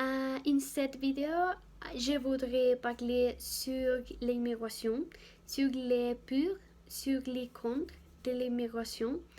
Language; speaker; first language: French; non-native, learner; Spanish